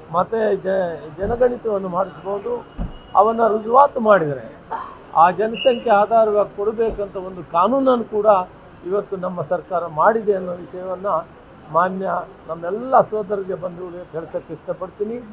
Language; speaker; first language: Kannada; native; Kannada